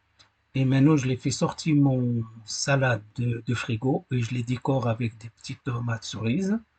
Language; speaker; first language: French; non-native, learner; Arabic